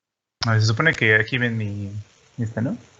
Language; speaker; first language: Spanish; native; Spanish